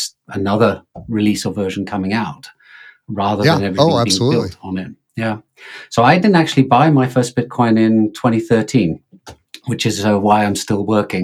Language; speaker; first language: English; native; English